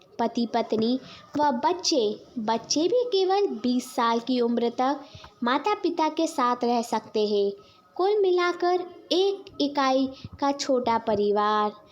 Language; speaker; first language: Hindi; native; Hindi